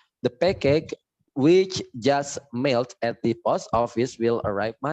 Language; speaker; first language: English; non-native, learner; Indonesian